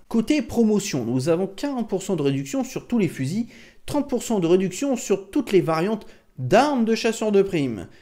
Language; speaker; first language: French; native; French